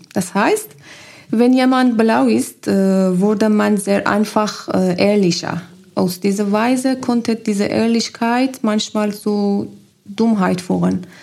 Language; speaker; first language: German; non-native, learner; Persian